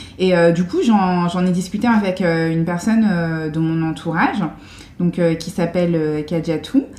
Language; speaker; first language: French; native; French